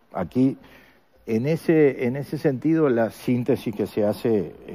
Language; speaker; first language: Spanish; native; Spanish